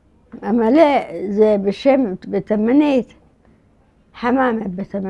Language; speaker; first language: Hebrew; early bilingual, other home language; Arabic